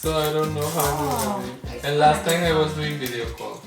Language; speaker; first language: English; non-native, learner; Spanish